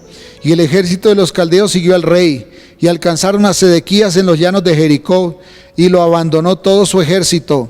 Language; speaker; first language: Spanish; native; Spanish